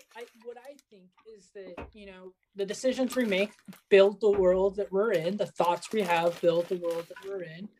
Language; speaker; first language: English; early bilingual, other home language; Spanish